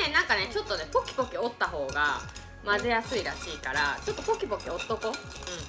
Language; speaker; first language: Japanese; native; Japanese